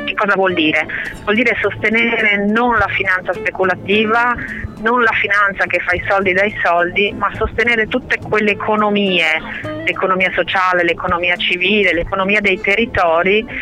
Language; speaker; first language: Italian; native; Italian